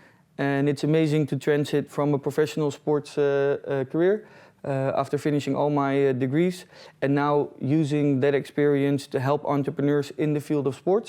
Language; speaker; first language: English; non-native, fluent; Dutch